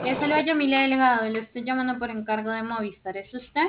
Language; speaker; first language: Spanish; native; Spanish